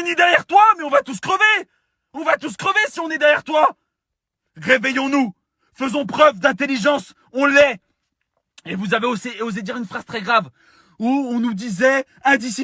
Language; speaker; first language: French; native; French